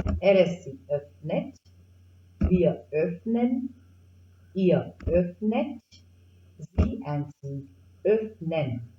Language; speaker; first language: German; non-native, fluent; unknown